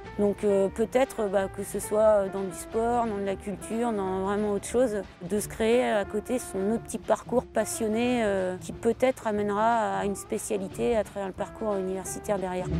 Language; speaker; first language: French; native; French